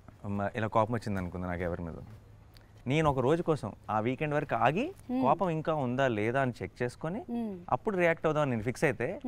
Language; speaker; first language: Telugu; native; Telugu